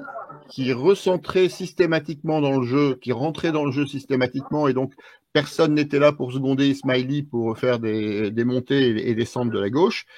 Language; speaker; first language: French; native; French